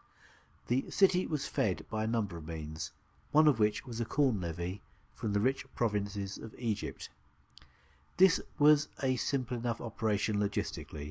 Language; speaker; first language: English; native; English